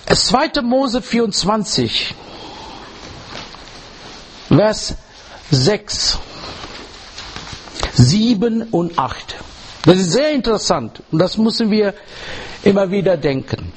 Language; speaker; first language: German; non-native, learner; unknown